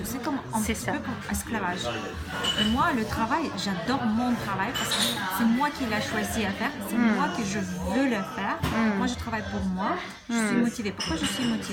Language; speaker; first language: French; non-native, fluent; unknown